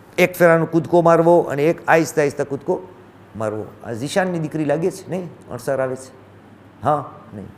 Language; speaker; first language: Gujarati; early bilingual, heritage; Gujarati